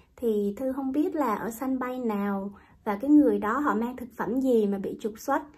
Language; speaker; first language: Vietnamese; native; Vietnamese